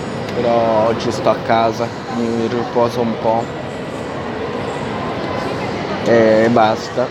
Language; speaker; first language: Italian; non-native, fluent; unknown